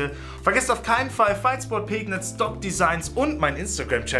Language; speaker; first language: German; native; German